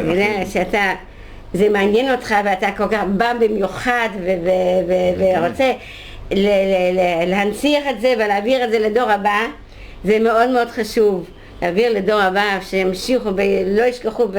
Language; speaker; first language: Hebrew; non-native, fluent; Dutch